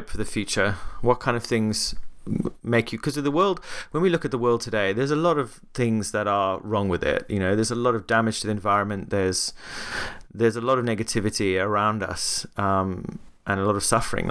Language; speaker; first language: English; native; English